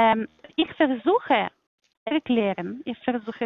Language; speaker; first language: German; non-native, learner; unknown